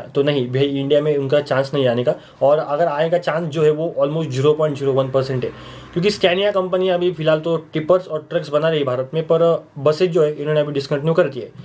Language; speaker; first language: Hindi; non-native, local second language; Marathi